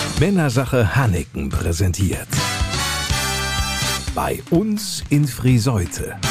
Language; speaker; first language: German; native; German